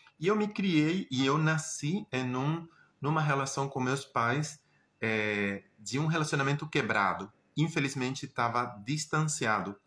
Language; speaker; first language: Portuguese; non-native, fluent; Spanish